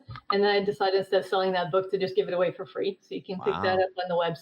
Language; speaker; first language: English; native; English